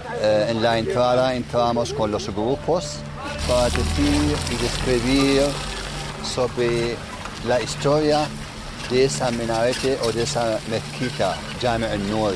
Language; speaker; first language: Spanish; non-native, fluent; Arabic